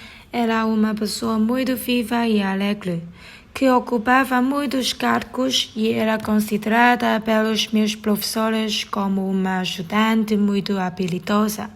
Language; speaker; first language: Portuguese; non-native, learner; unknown